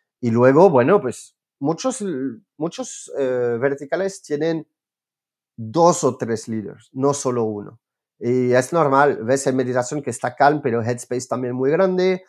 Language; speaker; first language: Spanish; non-native, fluent; French